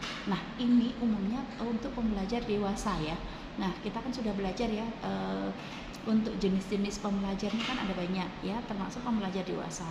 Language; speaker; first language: Indonesian; native; Indonesian